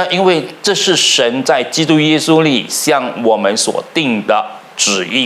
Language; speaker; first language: Chinese; native; Chinese